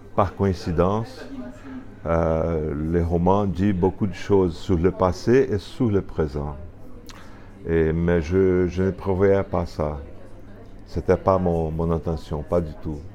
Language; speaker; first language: French; non-native, fluent; Portuguese